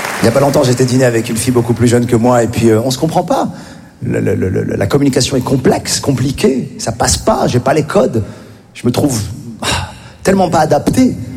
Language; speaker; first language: French; native; French